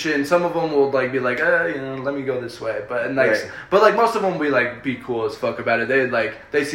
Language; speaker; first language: English; early bilingual, other home language; Spanish